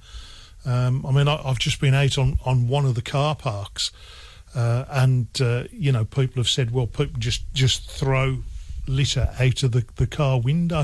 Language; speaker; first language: English; native; English